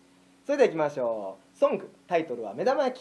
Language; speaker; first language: Japanese; native; Japanese